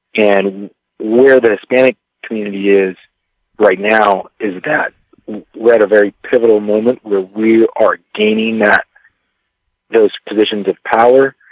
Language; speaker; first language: English; early bilingual, other home language; Spanish